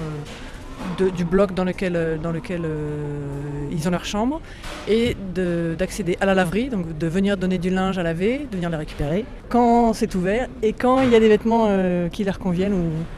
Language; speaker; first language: French; native; French